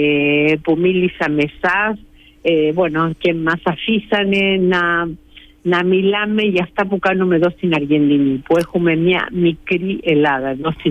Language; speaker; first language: Greek; early bilingual, heritage; Greek